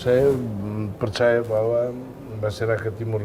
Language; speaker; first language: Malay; non-native, fluent; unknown